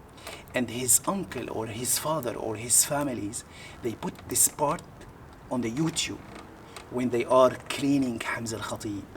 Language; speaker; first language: English; non-native, learner; Arabic